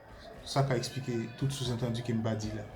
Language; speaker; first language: French; non-native, local second language; Haitian Creole